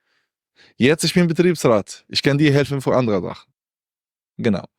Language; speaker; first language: German; non-native, learner; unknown